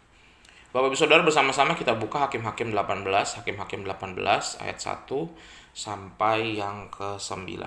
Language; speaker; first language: Indonesian; native; Indonesian